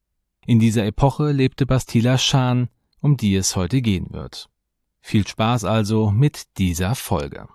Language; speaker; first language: German; native; German